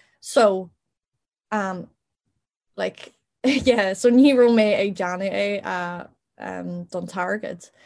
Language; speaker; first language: Irish; non-native, local second language; English